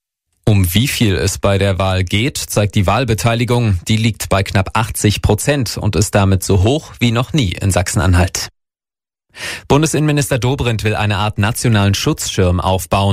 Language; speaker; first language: German; native; German